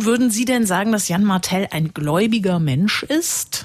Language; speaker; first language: German; native; German